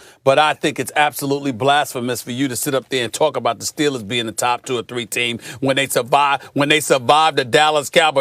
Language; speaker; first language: English; native; English